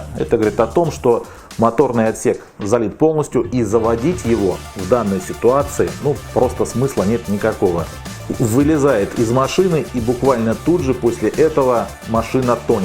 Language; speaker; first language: Russian; native; Russian